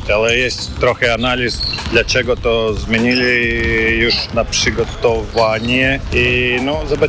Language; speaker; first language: Polish; non-native, fluent; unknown